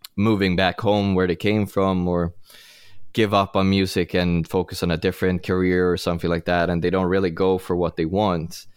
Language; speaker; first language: English; non-native, fluent; Swedish